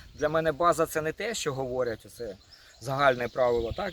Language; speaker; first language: Ukrainian; non-native, local second language; Russian